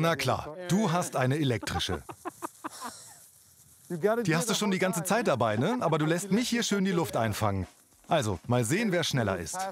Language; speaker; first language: German; native; German